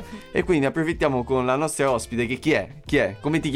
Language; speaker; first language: Italian; native; Italian